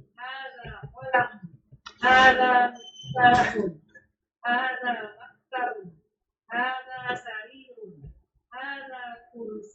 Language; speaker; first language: Arabic; non-native, learner; Indonesian